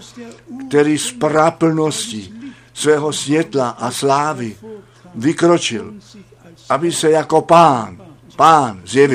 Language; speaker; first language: Czech; non-native, fluent; German